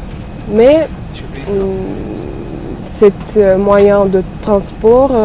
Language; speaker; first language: French; non-native, fluent; Russian